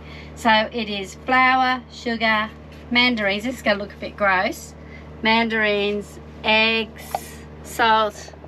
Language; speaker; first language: English; native; English